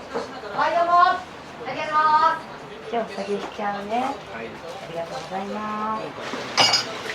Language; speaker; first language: Japanese; native; Japanese